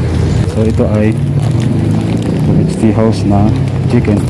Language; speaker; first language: Filipino; native; Filipino